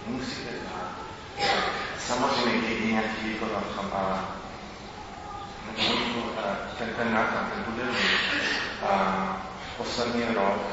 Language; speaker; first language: Czech; non-native, fluent; English